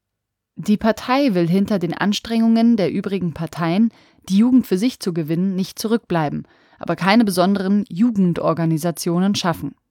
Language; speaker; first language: German; native; German